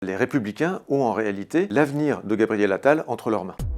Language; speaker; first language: French; native; French